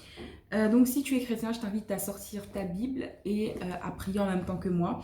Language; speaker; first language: French; native; French